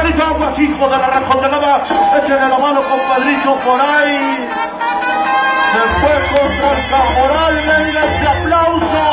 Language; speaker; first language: Spanish; native; Spanish